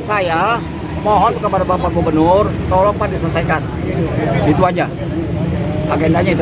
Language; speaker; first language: Indonesian; native; Indonesian